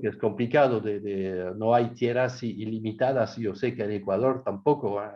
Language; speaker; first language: Spanish; non-native, fluent; French